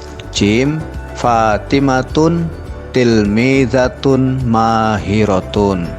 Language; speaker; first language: Arabic; non-native, fluent; Indonesian